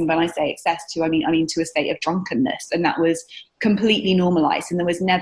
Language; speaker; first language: English; native; English